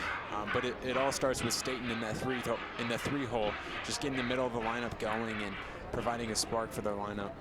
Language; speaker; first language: English; native; English